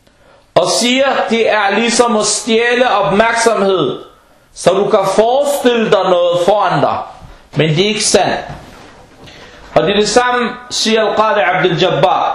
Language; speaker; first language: Danish; non-native, fluent; Arabic